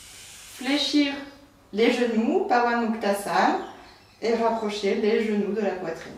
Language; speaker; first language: French; native; French